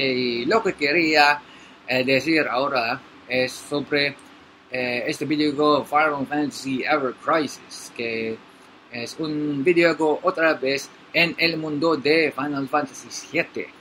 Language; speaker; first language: Spanish; non-native, learner; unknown